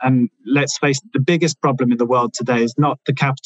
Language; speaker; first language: English; native; English